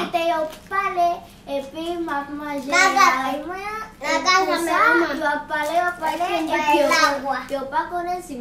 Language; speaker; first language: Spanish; early bilingual, other home language; Haitian Creole